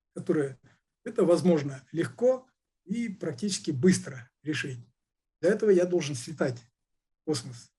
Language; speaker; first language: Russian; non-native, local second language; Kazakh